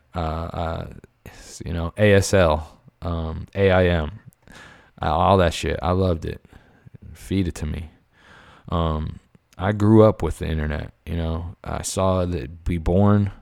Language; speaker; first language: English; native; English